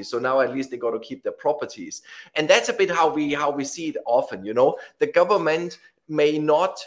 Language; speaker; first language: English; non-native, fluent; German